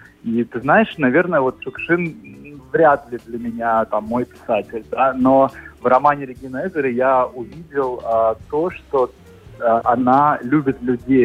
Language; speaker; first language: Russian; native; Russian